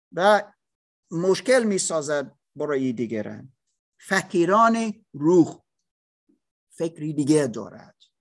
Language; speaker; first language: Persian; non-native, learner; English